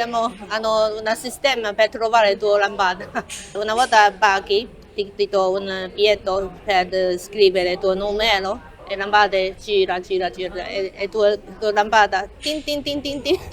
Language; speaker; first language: Italian; non-native, learner; Chinese